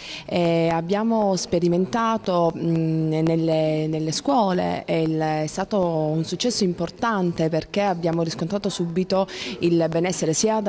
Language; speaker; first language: Italian; native; Italian